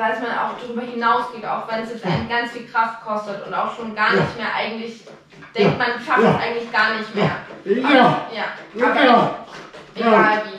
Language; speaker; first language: German; native; German